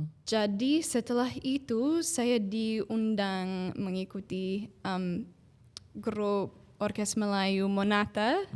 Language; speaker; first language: Indonesian; non-native, fluent; English